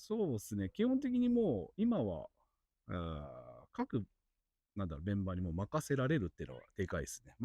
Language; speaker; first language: Japanese; native; Japanese